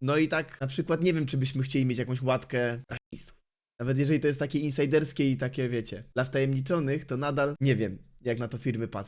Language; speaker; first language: Polish; native; Polish